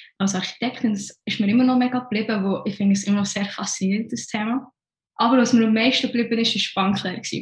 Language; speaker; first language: German; early bilingual, other home language; Arabic